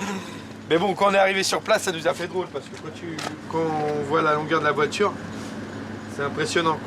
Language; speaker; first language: French; native; French